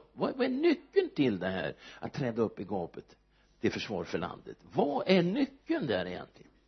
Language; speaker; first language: Swedish; native; Swedish